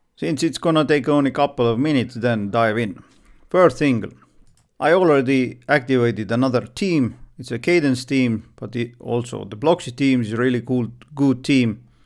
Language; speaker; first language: English; non-native, fluent; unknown